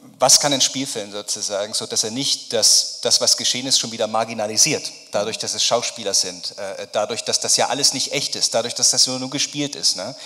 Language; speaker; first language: German; native; German